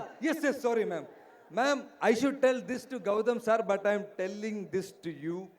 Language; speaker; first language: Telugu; non-native, learner; Malayalam